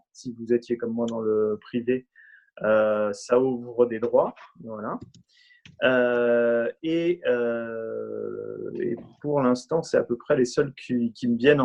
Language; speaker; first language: French; native; French